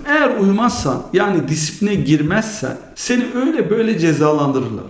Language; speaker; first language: Turkish; early bilingual, heritage; Turkish